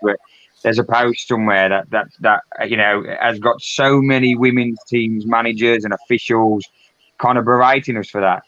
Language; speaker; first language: English; native; English